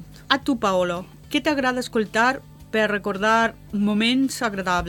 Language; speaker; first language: Catalan; non-native, learner; Spanish